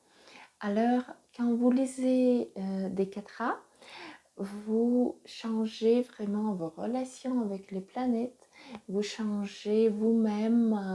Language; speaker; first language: French; non-native, fluent; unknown